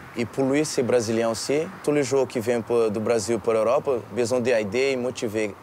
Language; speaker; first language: French; non-native, learner; Portuguese